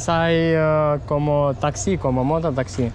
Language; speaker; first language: Spanish; non-native, learner; Russian